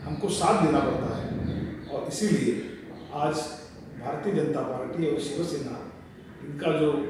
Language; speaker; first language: Hindi; non-native, local second language; Marathi